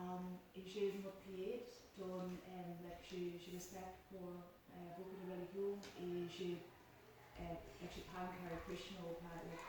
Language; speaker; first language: French; non-native, learner; English